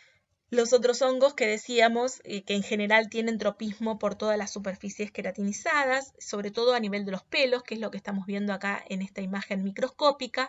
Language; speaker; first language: Spanish; native; Spanish